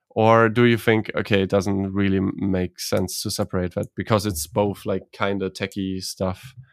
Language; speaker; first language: English; non-native, fluent; Croatian